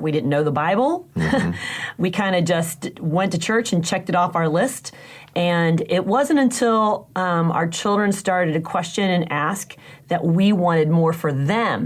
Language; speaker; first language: English; native; English